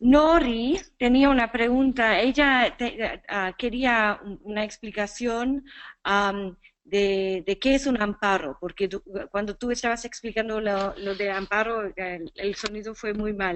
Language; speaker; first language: Spanish; non-native, fluent; English